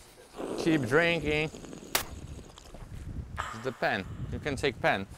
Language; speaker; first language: English; non-native, fluent; Slovak